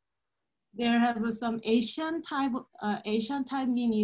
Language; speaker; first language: English; non-native, learner; Korean